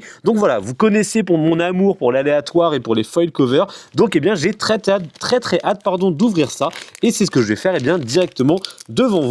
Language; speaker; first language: French; native; French